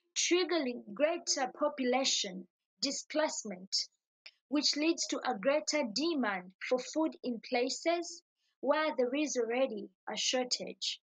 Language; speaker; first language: English; non-native, local second language; Ganda